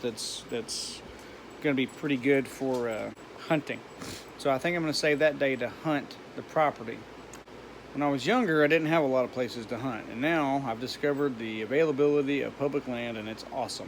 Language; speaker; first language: English; native; English